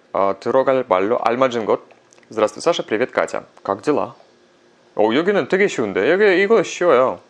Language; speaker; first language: Korean; non-native, fluent; Russian